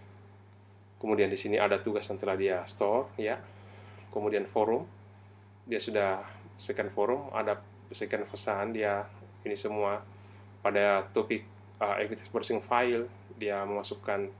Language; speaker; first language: Indonesian; native; Indonesian